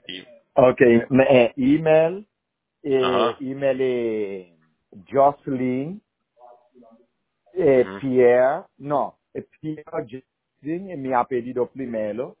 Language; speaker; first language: Spanish; non-native, learner; Haitian Creole